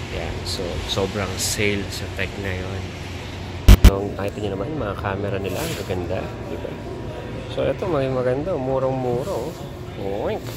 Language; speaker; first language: Filipino; native; Filipino